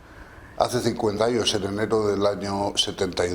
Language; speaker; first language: Spanish; native; Spanish